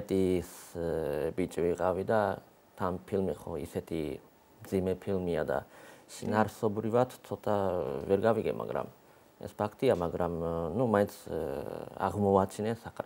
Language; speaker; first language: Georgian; non-native, fluent; Japanese